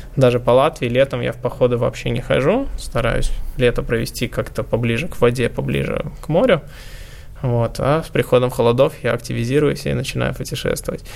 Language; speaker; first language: Russian; native; Russian